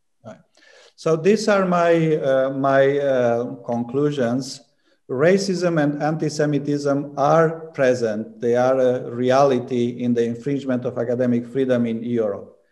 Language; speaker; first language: English; non-native, fluent; Romanian